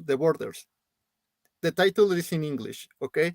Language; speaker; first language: English; non-native, learner; Spanish